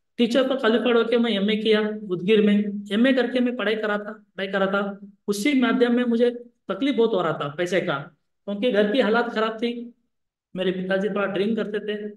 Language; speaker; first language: Hindi; non-native, local second language; Lambadi